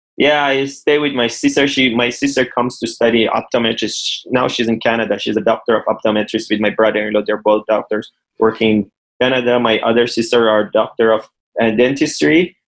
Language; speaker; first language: English; non-native, fluent; Persian